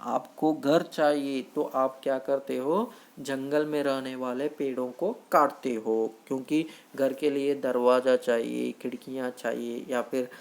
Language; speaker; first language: Hindi; non-native, local second language; Kannada